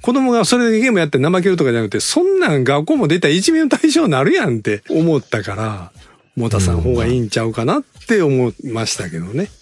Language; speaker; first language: Japanese; native; Japanese